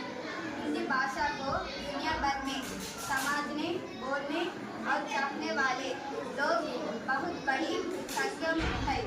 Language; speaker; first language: Hindi; non-native, local second language; Telugu